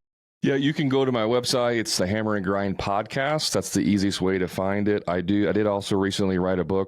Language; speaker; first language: English; native; English